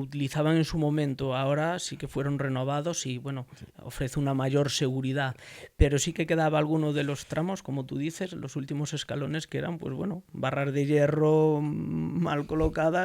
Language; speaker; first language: Spanish; native; Spanish